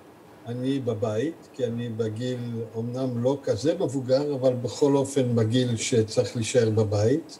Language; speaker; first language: Hebrew; early bilingual, other home language; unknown